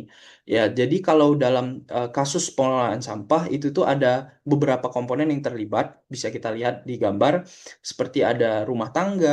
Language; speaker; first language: Indonesian; native; Indonesian